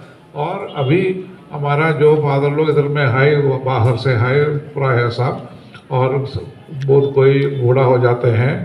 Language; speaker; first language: Hindi; non-native, local second language; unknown